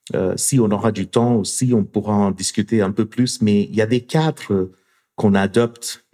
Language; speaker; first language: French; non-native, fluent; English